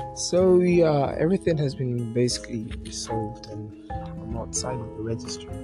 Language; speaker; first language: English; non-native, local second language; Yoruba